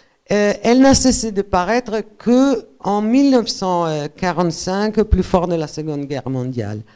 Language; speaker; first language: French; non-native, fluent; Italian